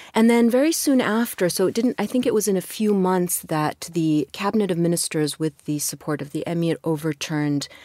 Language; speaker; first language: English; non-native, fluent; Arabic